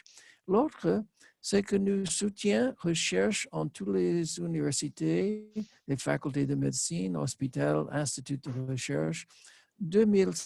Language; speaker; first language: French; non-native, learner; English